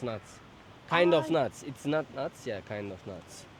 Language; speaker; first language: English; non-native, learner; Turkish